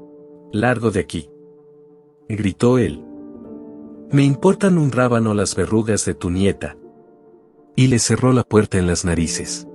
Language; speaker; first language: Spanish; native; Spanish